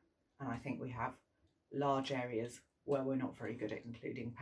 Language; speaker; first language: English; native; English